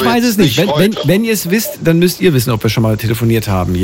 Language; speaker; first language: German; native; German